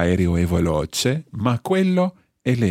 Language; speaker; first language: Italian; non-native, fluent; English